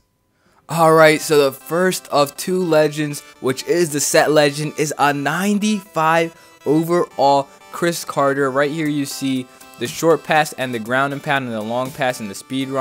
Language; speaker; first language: English; native; English